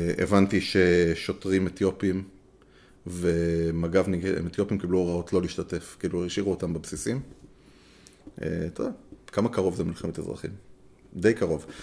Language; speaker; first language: Hebrew; native; Hebrew